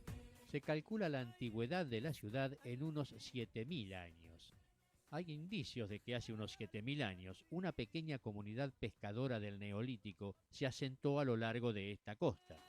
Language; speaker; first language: Spanish; native; Spanish